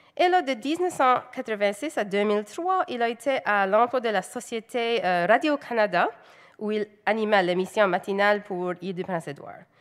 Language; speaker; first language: French; native; French